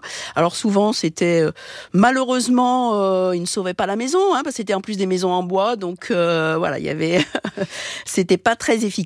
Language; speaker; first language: French; native; French